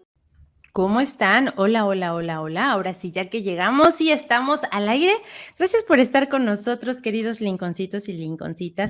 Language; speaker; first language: Spanish; native; Spanish